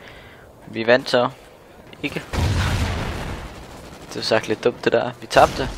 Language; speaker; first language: Danish; native; Danish